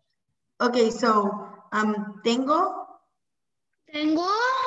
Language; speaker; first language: Spanish; non-native, fluent; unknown